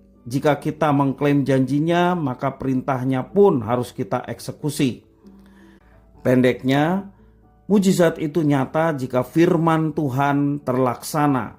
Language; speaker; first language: Indonesian; native; Indonesian